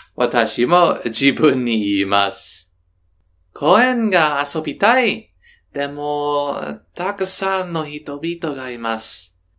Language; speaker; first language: Japanese; non-native, learner; English